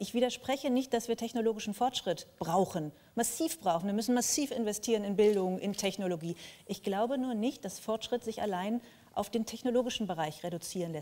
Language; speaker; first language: German; native; German